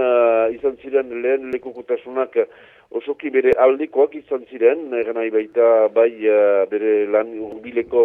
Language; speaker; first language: Basque; native; Basque